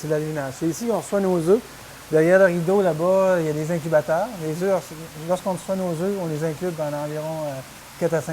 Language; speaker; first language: French; native; French